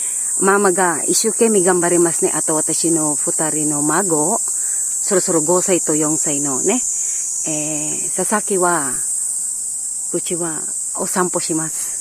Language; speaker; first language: Japanese; non-native, learner; Filipino